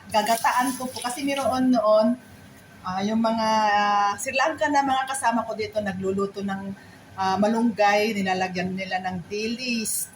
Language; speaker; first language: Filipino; native; Filipino